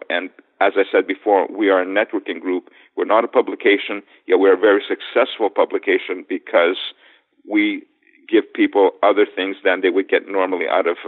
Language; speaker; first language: English; native; English